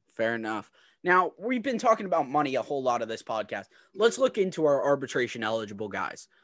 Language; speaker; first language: English; native; English